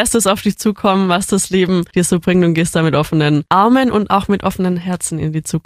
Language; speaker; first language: German; native; German